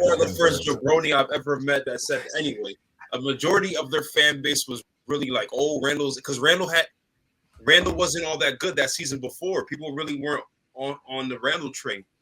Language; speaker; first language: English; native; English